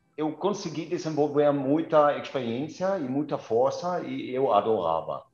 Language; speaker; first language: Portuguese; non-native, fluent; German